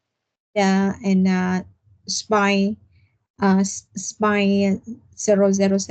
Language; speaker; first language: English; non-native, learner; Vietnamese